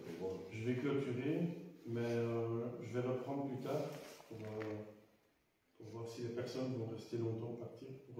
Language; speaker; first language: French; native; French